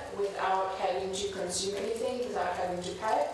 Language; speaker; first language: English; non-native, fluent; German